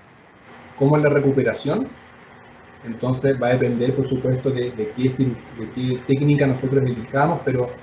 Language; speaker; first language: Spanish; native; Spanish